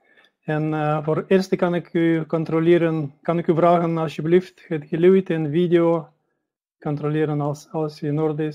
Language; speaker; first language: Dutch; non-native, learner; Russian